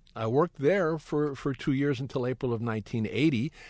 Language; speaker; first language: English; native; English